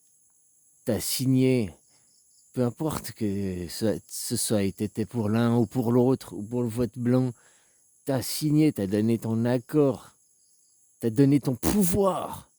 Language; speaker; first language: French; native; French